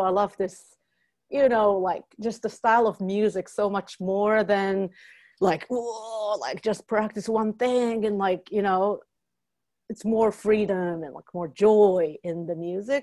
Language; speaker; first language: English; non-native, fluent; Japanese